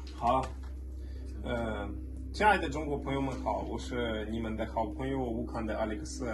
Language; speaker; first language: Chinese; non-native, learner; Ukrainian